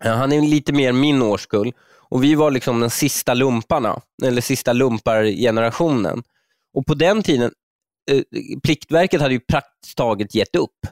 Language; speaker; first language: Swedish; early bilingual, other home language; Persian